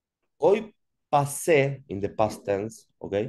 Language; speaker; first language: English; non-native, learner; Spanish